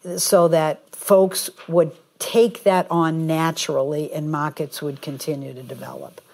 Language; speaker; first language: English; native; English